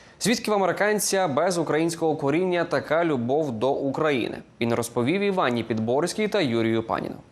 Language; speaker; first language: Ukrainian; native; Ukrainian